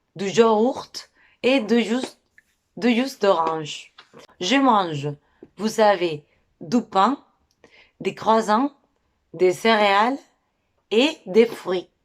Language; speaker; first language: French; non-native, fluent; Spanish